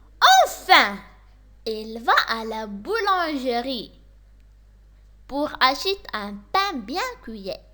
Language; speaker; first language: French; non-native, local second language; Arabic